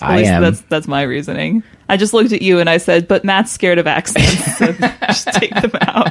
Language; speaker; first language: English; native; English